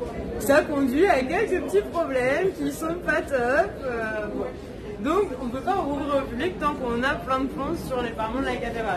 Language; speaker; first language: French; native; French